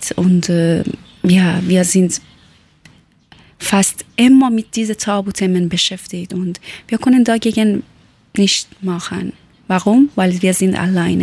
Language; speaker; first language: German; non-native, learner; Persian